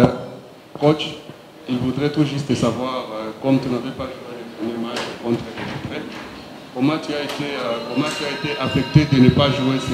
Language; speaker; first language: French; non-native, fluent; Swahili